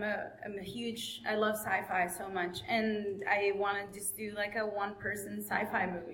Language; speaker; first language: English; non-native, fluent; Spanish